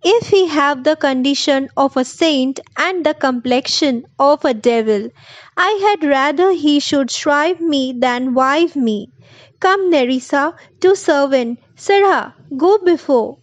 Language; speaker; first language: English; non-native, local second language; Bangla